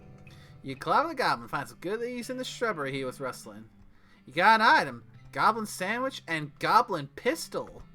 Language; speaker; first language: English; native; English